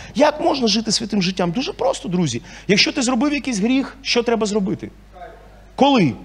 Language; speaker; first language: Ukrainian; non-native, local second language; Russian